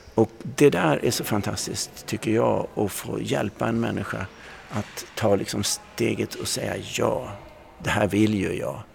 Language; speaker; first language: Swedish; native; Swedish